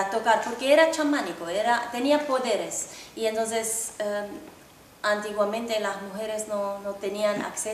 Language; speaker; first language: Spanish; non-native, fluent; Finnish